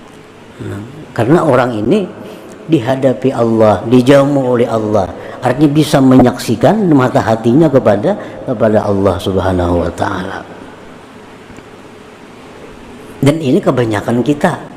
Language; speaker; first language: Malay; non-native, local second language; Banjar